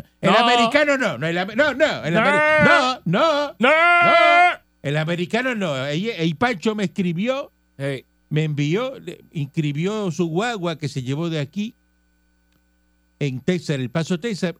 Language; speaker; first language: Spanish; native; Spanish